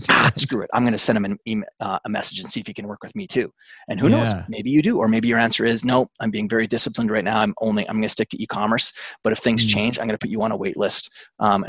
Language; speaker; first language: English; native; English